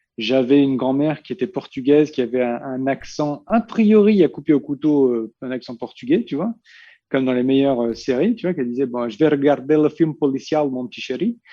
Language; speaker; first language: French; early bilingual, heritage; Portuguese